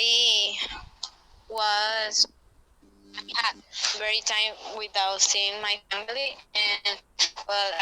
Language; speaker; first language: English; non-native, learner; Spanish